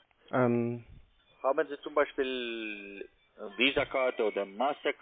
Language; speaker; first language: German; non-native, learner; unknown